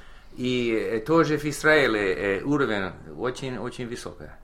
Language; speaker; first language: Russian; non-native, learner; English